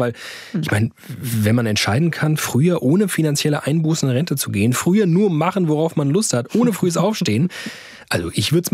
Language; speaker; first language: German; native; German